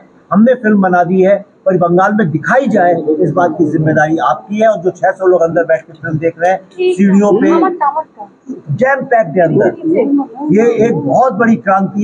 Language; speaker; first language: Hindi; native; Hindi